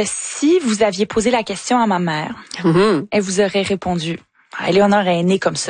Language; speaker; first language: French; native; French